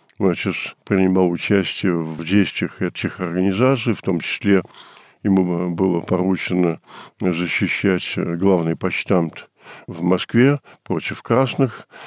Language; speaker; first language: Russian; early bilingual, heritage; Russian